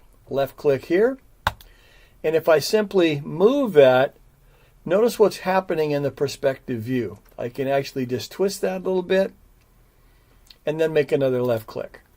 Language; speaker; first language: English; native; English